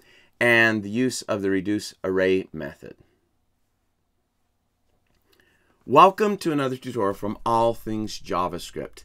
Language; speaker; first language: English; native; English